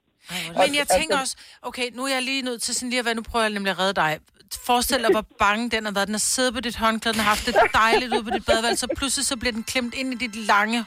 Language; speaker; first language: Danish; native; Danish